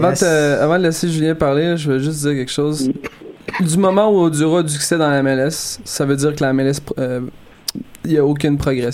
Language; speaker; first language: French; native; French